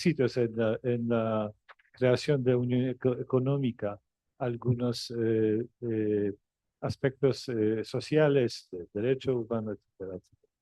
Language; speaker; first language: Spanish; non-native, fluent; Polish